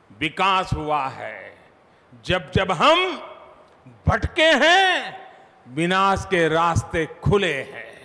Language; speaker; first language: Hindi; non-native, local second language; Gujarati